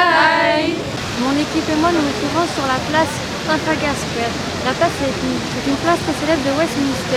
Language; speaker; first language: French; native; French